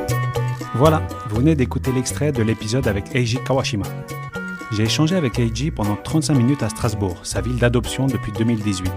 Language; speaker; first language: French; native; French